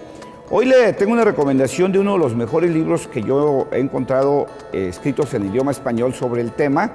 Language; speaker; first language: Spanish; native; Spanish